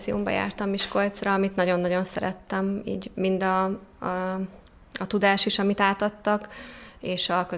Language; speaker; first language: Hungarian; native; Hungarian